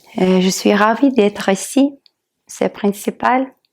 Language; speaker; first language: French; non-native, learner; Russian